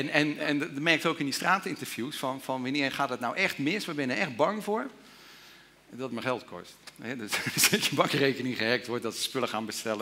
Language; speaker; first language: Dutch; native; Dutch